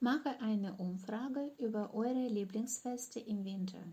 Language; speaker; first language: German; non-native, fluent; Ukrainian